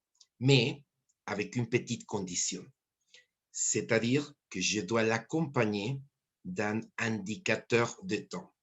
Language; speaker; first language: French; non-native, fluent; Spanish